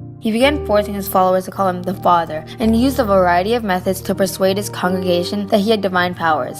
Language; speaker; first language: English; native; English